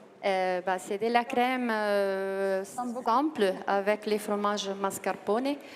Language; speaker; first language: French; non-native, learner; Italian